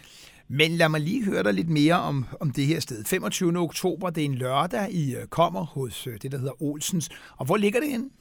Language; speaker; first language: Danish; native; Danish